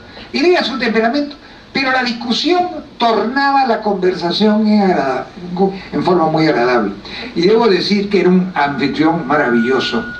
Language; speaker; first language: Spanish; native; Spanish